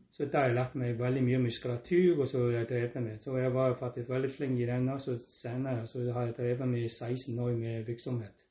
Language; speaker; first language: Norwegian; non-native, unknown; Cantonese